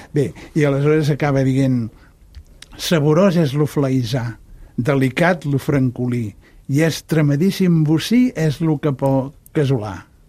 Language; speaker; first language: Catalan; native; Catalan